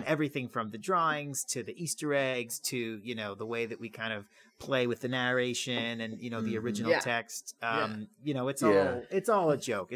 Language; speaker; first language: English; native; English